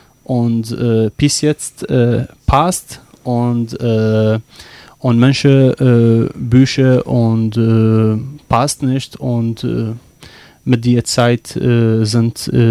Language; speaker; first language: German; non-native, learner; Arabic